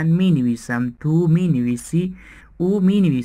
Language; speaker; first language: Persian; non-native, fluent; Urdu